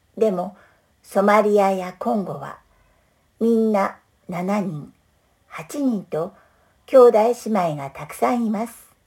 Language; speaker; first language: Japanese; non-native, fluent; English